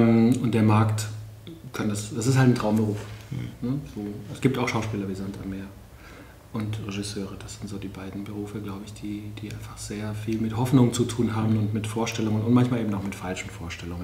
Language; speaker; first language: German; native; German